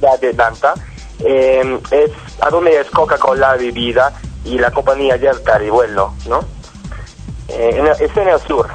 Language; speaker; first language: Spanish; non-native, learner; English